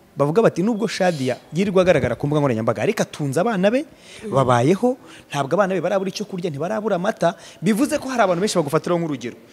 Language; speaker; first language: Kinyarwanda; native; Kinyarwanda